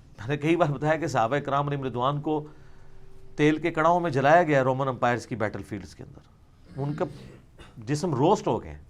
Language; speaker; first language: Urdu; non-native, local second language; Punjabi